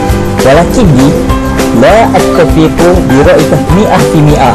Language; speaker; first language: Arabic; non-native, learner; Malay